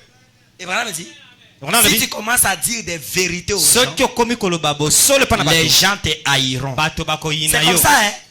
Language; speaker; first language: Haitian Creole; non-native, local second language; Lingala